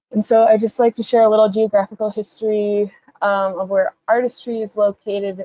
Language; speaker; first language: English; native; English